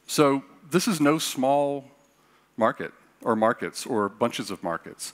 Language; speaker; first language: English; native; English